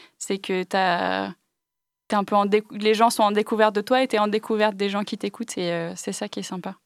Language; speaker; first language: French; early bilingual, other home language; English